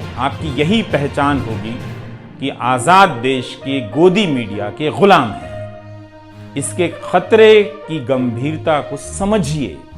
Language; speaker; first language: Hindi; non-native, local second language; Bhojpuri